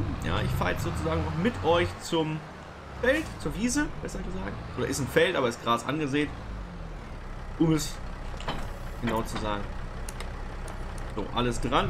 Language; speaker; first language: German; native; German